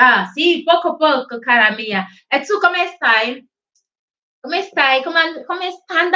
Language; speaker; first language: Italian; non-native, learner; Igbo